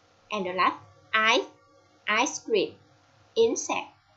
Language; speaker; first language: English; non-native, fluent; Vietnamese